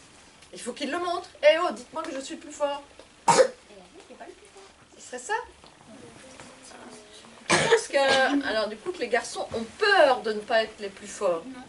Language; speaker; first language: French; native; French